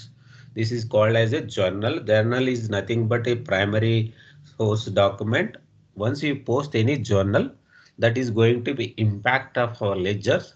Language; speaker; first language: English; non-native, local second language; Telugu